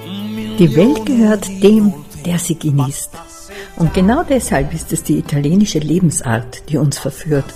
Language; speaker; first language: German; native; German